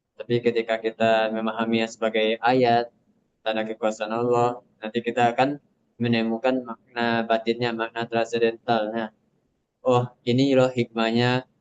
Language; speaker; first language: Indonesian; non-native, local second language; Minangkabau